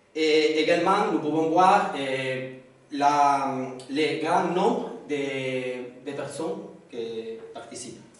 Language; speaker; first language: French; non-native, learner; Spanish